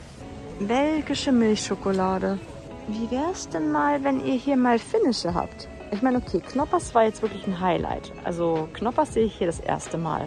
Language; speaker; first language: German; native; German